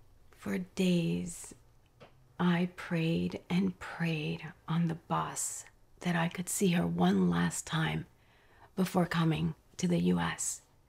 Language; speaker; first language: English; native; English